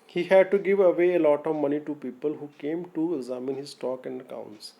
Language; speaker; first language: English; non-native, local second language; Punjabi